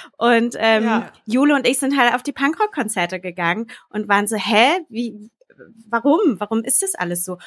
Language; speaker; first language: German; native; German